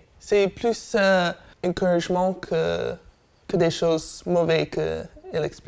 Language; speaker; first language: French; non-native, learner; English